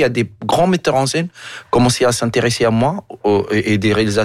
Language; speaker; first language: French; non-native, local second language; Arabic